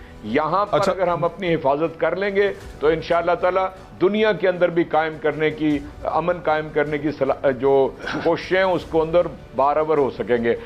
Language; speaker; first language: Urdu; native; Urdu